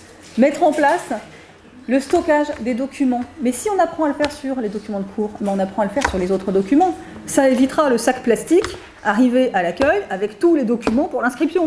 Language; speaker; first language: French; native; French